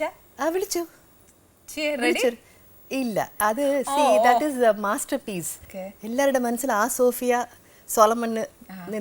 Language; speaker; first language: Malayalam; non-native, fluent; Telugu